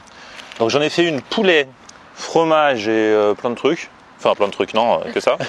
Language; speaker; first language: French; native; French